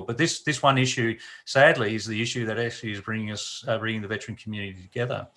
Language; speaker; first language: English; native; English